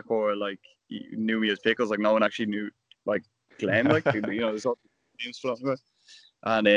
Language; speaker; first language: English; native; English